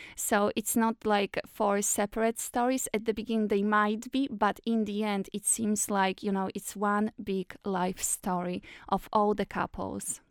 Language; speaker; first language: English; non-native, fluent; Polish